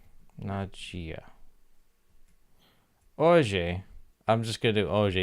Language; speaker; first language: Portuguese; non-native, learner; English